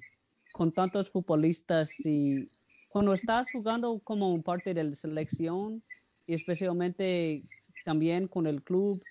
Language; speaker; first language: Spanish; non-native, learner; English